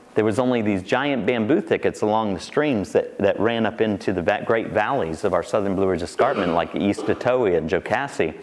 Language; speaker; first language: English; native; English